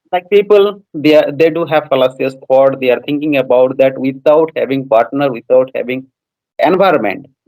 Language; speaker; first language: English; non-native, fluent; Odia